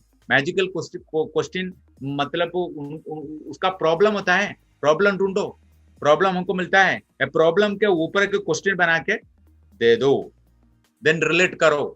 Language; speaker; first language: Hindi; non-native, local second language; Malayalam